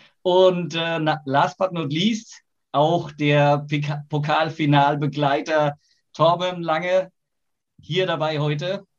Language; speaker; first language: German; native; German